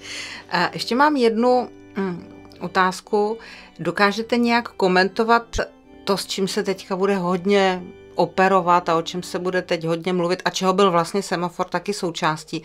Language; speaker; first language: Czech; native; Czech